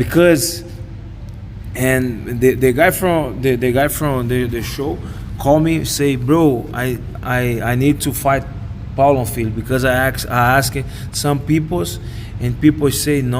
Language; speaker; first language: English; non-native, learner; Portuguese